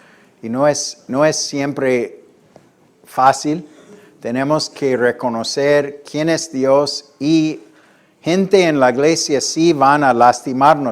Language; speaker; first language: Spanish; non-native, fluent; English